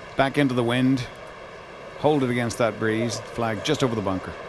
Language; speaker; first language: English; native; English